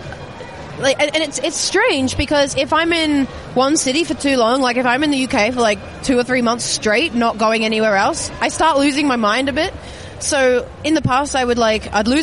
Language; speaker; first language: English; native; English